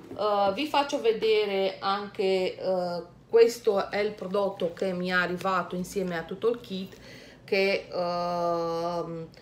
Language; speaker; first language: Italian; non-native, fluent; Romanian